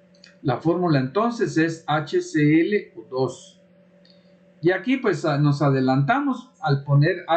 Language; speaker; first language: Spanish; native; Spanish